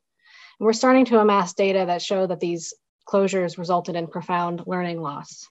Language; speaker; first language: English; native; English